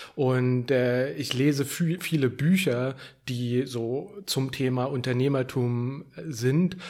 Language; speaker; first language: German; native; German